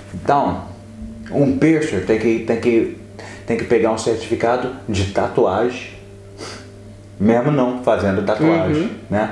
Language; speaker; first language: Portuguese; early bilingual, other home language; English